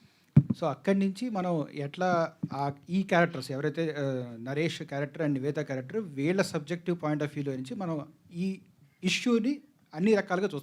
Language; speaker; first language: Telugu; native; Telugu